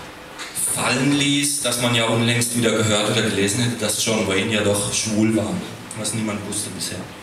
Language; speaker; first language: German; native; German